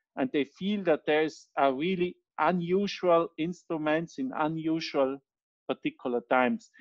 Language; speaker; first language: English; non-native, fluent; Italian